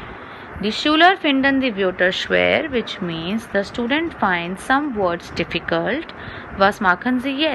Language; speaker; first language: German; non-native, fluent; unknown